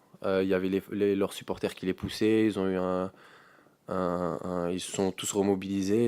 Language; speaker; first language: French; native; French